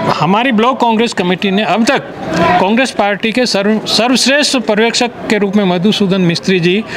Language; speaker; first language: Hindi; native; Hindi